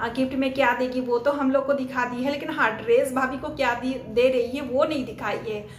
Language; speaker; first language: Hindi; non-native, local second language; Bangla